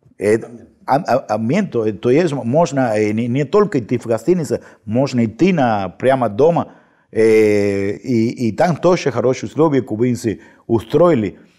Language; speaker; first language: Russian; non-native, fluent; Spanish